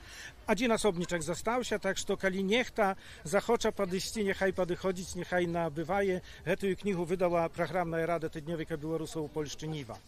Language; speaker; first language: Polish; non-native, local second language; Belarusian